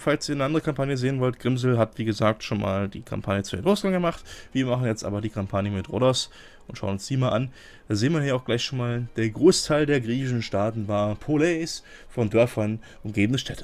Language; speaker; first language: German; native; German